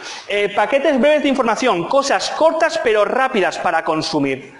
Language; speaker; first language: Spanish; native; Spanish